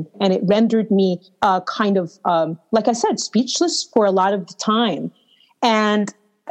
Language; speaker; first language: English; native; English